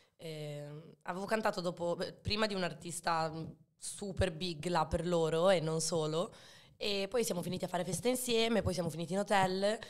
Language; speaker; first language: Italian; early bilingual, other home language; Arabic